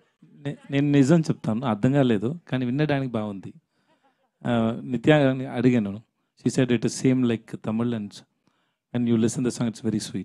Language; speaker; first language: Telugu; non-native, learner; Tamil